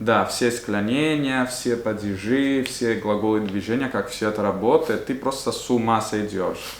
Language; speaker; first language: Russian; non-native, fluent; Italian